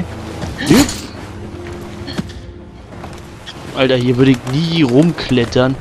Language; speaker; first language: German; native; German